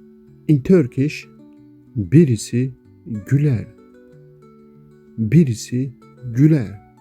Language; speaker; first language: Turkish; non-native, local second language; Kurdish